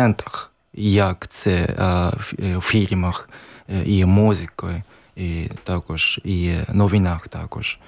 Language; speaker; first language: Ukrainian; non-native, learner; Japanese